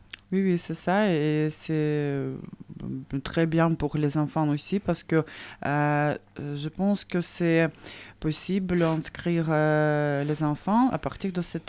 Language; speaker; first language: French; non-native, learner; Russian